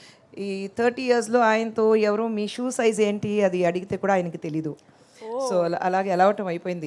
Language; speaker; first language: Telugu; non-native, local second language; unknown